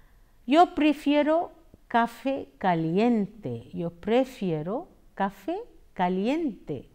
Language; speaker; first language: Spanish; non-native, fluent; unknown